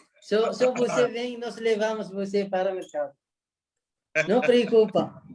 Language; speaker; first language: Portuguese; non-native, fluent; Arabic